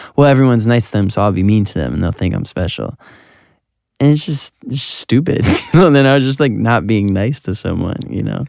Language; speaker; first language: English; native; English